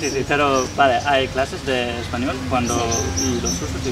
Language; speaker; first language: Spanish; non-native, learner; Uzbek